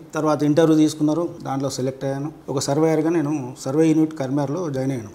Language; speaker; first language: Telugu; native; Telugu